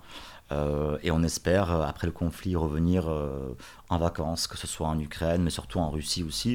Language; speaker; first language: French; early bilingual, other home language; Russian